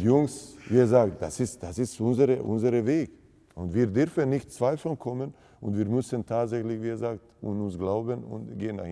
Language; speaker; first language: German; non-native, fluent; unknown